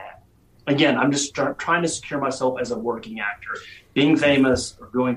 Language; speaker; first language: English; native; English